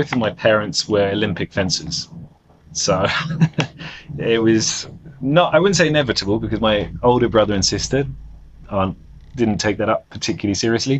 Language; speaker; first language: English; native; English